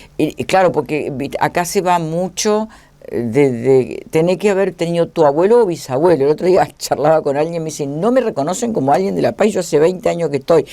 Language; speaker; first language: Spanish; native; Spanish